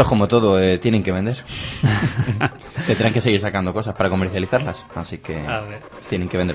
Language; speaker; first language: Spanish; native; Spanish